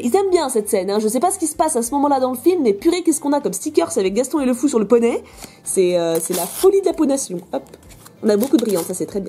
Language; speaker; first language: French; native; French